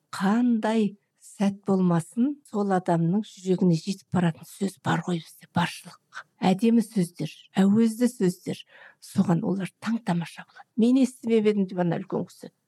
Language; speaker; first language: Kazakh; native; Kazakh